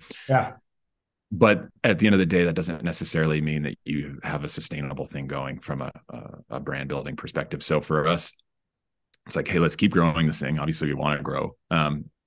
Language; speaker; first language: English; native; English